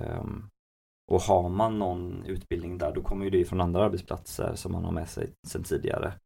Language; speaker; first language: Swedish; native; Swedish